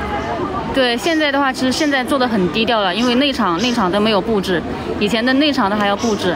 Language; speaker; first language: Chinese; native; Chinese